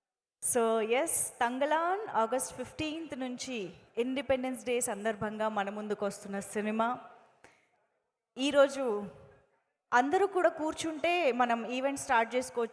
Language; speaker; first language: Telugu; native; Telugu